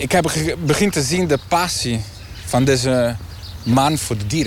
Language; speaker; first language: Dutch; non-native, learner; Italian